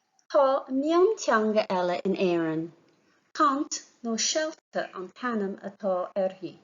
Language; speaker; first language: Irish; non-native, local second language; English